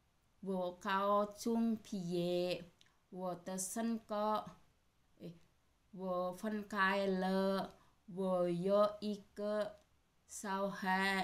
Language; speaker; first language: Chinese; non-native, learner; Indonesian